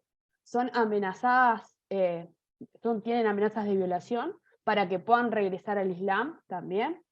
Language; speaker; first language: Spanish; native; Spanish